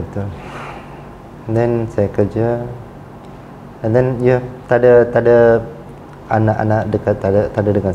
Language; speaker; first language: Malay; non-native, local second language; Tamil